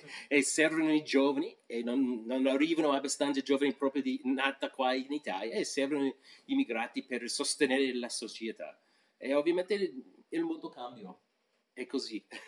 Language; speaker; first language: Italian; non-native, fluent; English